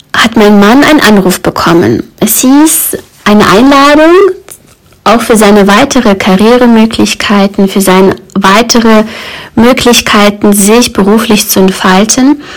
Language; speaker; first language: German; early bilingual, other home language; Russian